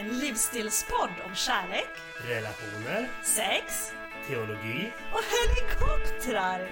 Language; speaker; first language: Swedish; native; Swedish